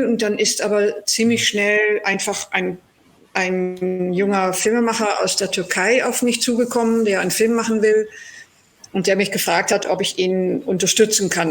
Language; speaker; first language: German; non-native, fluent; Dutch